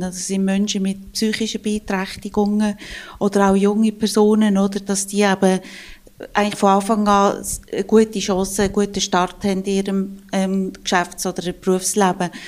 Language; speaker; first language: German; native; German